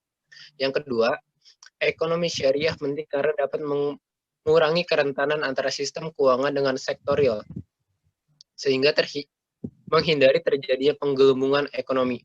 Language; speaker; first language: Indonesian; native; Indonesian